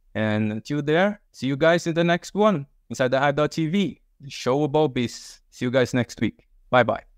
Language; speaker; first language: English; early bilingual, other home language; Portuguese